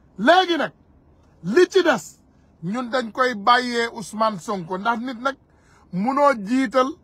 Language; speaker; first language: Wolof; non-native, local second language; Soninke